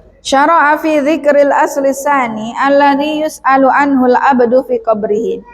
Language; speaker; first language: Arabic; non-native, fluent; Indonesian